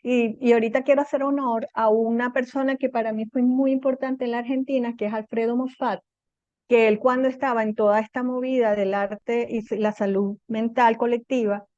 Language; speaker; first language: Spanish; native; Spanish